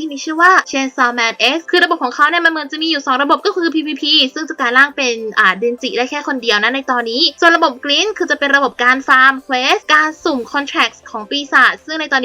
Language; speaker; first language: Thai; native; Thai